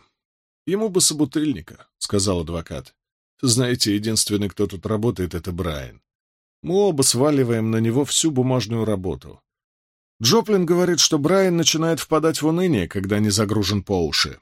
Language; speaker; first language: Russian; native; Russian